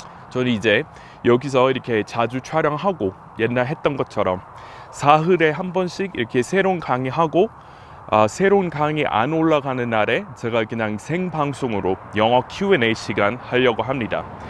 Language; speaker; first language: Korean; non-native, fluent; English